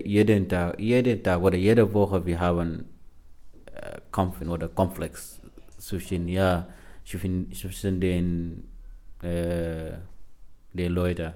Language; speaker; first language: German; non-native, learner; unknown